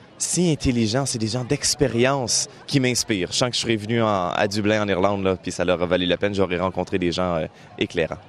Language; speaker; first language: French; native; French